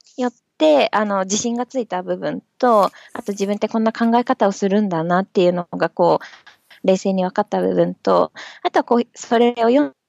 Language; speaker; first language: Japanese; native; Japanese